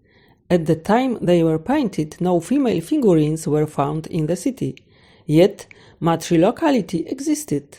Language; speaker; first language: English; non-native, fluent; Polish